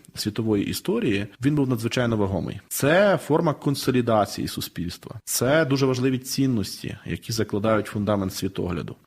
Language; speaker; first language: Ukrainian; native; Ukrainian